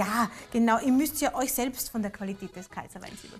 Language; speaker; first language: German; native; German